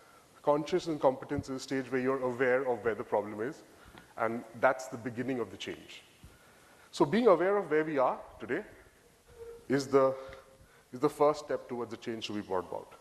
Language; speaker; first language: English; non-native, local second language; Bangla